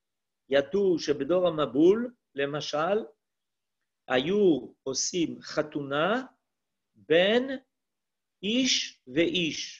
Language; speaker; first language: Hebrew; non-native, fluent; French